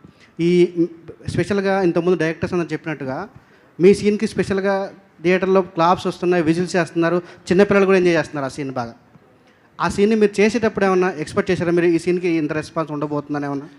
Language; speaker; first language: Telugu; native; Telugu